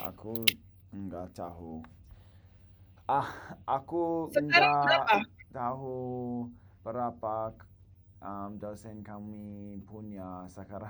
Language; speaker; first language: Indonesian; non-native, learner; English